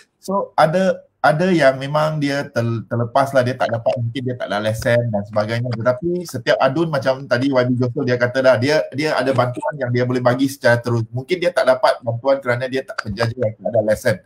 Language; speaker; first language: Malay; non-native, local second language; Chinese